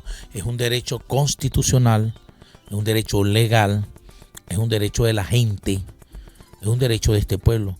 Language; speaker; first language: Spanish; native; Spanish